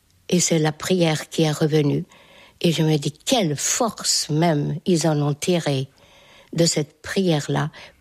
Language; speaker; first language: French; non-native, fluent; Hungarian